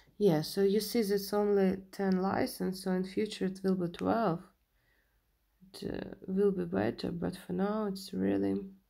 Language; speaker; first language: English; non-native, learner; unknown